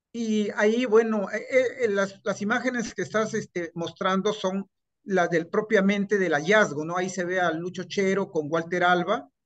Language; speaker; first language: Spanish; native; Spanish